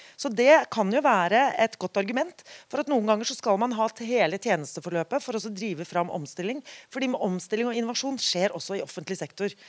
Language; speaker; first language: Norwegian; native; Norwegian